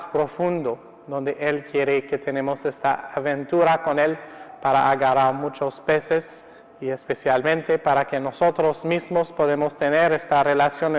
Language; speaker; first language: Spanish; non-native, fluent; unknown